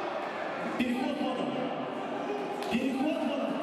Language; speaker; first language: Russian; native; Russian